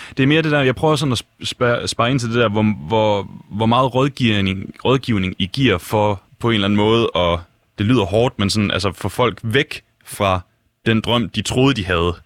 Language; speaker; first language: Danish; native; Danish